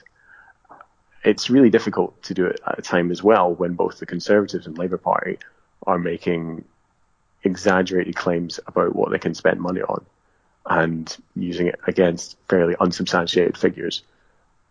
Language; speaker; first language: English; native; English